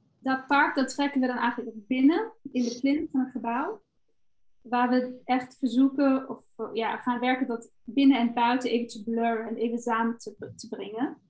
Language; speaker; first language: Dutch; non-native, fluent; German